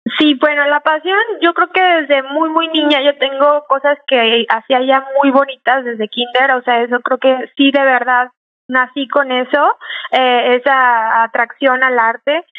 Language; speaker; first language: Spanish; native; Spanish